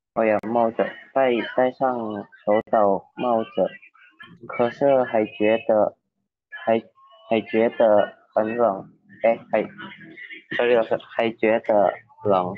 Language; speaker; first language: Chinese; non-native, learner; Indonesian